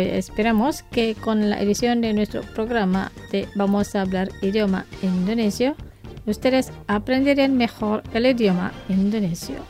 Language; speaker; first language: Spanish; non-native, fluent; Indonesian